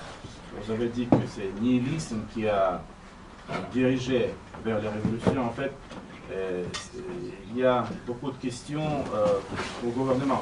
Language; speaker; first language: French; non-native, learner; Russian